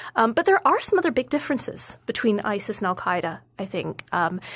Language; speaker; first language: English; native; English